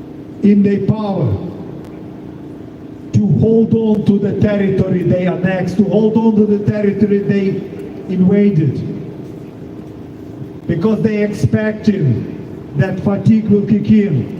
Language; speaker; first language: English; non-native, fluent; Ukrainian